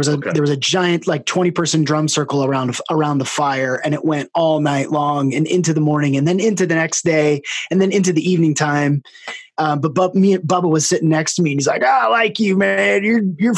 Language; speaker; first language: English; native; English